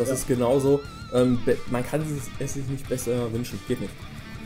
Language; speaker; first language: German; native; German